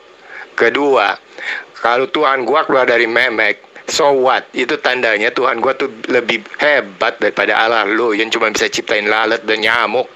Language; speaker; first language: Indonesian; native; Indonesian